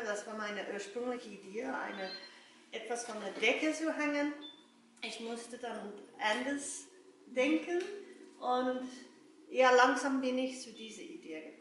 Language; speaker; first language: German; non-native, learner; English